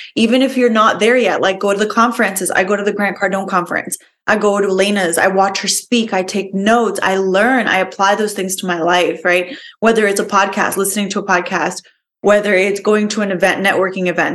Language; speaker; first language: English; early bilingual, other home language; Spanish